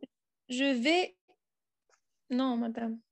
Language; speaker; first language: French; non-native, learner; Arabic